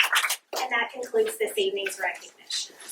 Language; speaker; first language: English; native; English